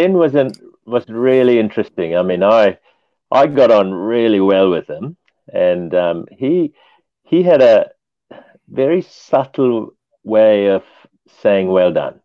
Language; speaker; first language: English; non-native, local second language; Tamil